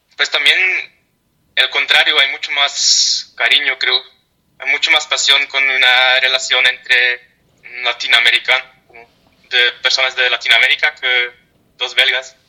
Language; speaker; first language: Spanish; non-native, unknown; Dutch